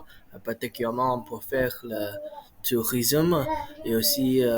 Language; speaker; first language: French; non-native, learner; Malay